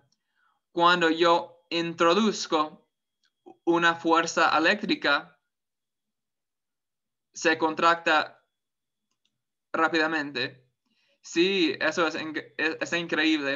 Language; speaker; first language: Spanish; non-native, fluent; English